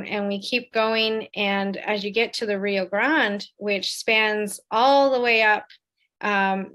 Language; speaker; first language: English; native; English